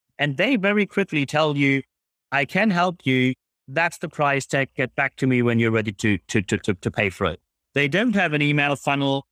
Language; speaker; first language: English; non-native, fluent; German